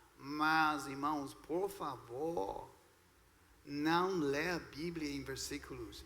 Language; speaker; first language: Portuguese; non-native, fluent; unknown